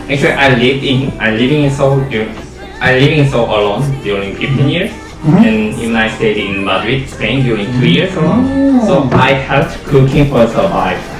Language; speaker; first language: English; non-native, learner; Korean